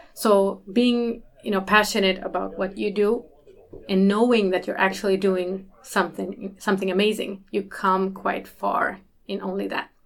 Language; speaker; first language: English; early bilingual, other home language; Swedish